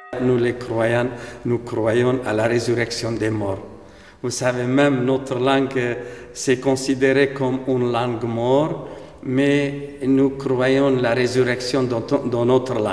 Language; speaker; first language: French; non-native, fluent; Aramaic